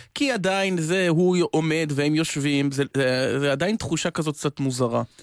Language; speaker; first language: Hebrew; native; Hebrew